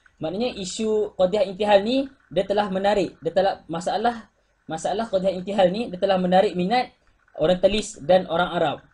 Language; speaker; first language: Malay; native; Malay